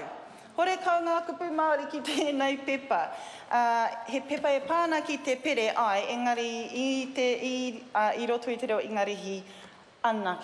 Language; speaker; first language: Māori; non-native, learner; English